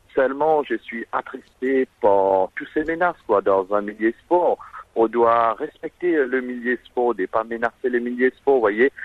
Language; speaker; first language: French; non-native, local second language; Morisyen